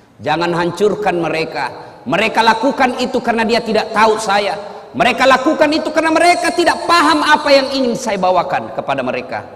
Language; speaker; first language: Indonesian; non-native, local second language; Buginese